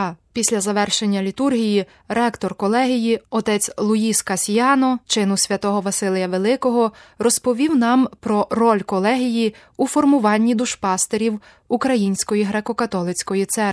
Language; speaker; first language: Ukrainian; native; Ukrainian